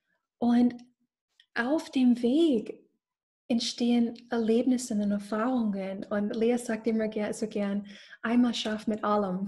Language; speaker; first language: German; non-native, fluent; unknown